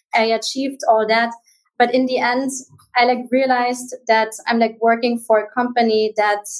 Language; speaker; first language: English; non-native, fluent; German